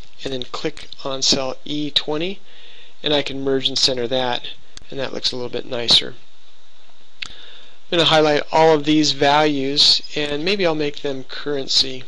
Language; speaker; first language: English; native; English